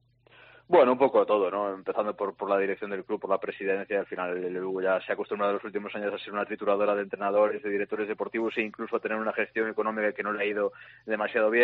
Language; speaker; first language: Spanish; native; Spanish